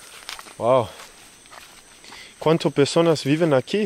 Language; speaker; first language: Spanish; non-native, learner; English